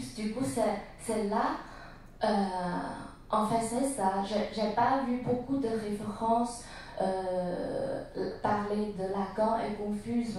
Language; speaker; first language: French; non-native, learner; Chinese